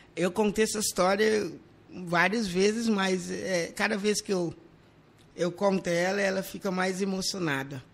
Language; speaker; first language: Portuguese; non-native, learner; English